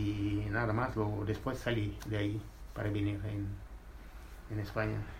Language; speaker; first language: Spanish; non-native, fluent; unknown